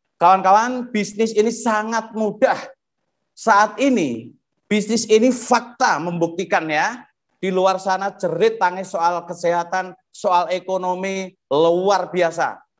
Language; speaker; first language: Indonesian; non-native, local second language; Javanese